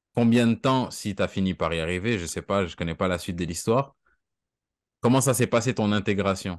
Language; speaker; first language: French; native; French